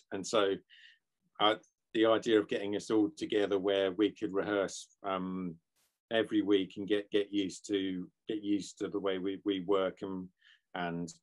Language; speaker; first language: English; native; English